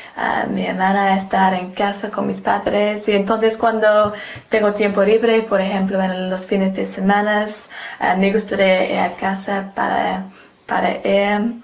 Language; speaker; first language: Spanish; non-native, learner; English